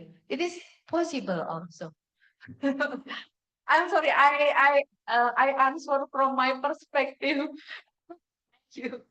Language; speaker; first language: English; non-native, fluent; Indonesian